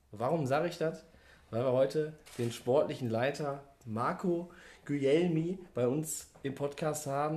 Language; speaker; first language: German; native; German